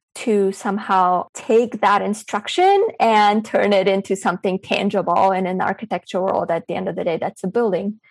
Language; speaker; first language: English; early bilingual, other home language; Bulgarian